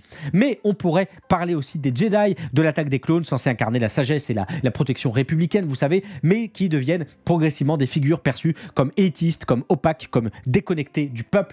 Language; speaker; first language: French; native; French